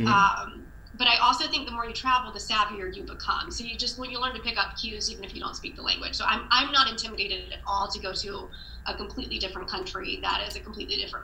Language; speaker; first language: English; native; English